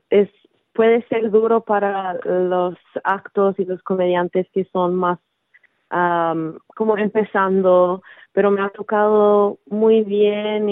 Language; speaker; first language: Spanish; early bilingual, heritage; Spanish